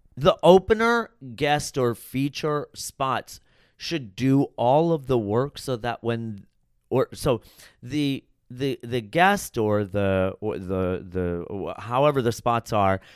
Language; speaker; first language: English; native; English